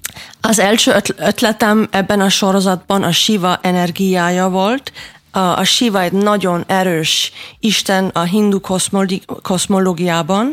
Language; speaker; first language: Hungarian; non-native, learner; German